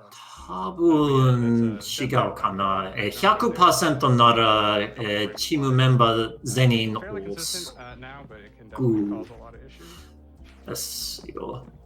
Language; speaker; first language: Japanese; non-native, learner; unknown